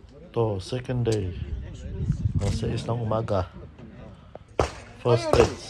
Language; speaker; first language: English; non-native, local second language; Filipino